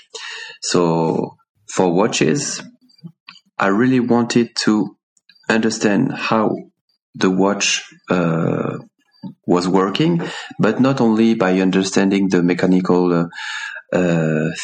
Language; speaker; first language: English; non-native, fluent; French